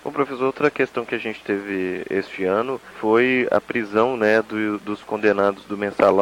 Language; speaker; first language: Portuguese; native; Portuguese